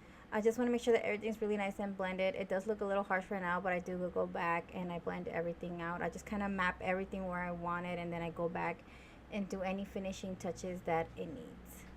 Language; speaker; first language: English; native; English